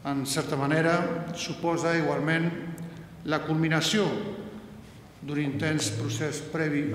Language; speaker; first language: Catalan; non-native, local second language; Spanish